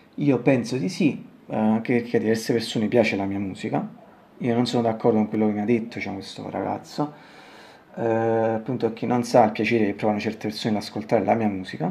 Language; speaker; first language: Italian; native; Italian